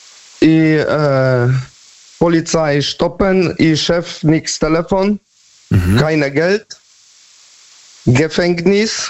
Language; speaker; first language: German; non-native, learner; Polish